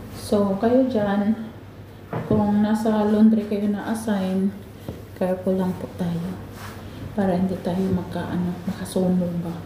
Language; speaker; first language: Filipino; non-native, local second language; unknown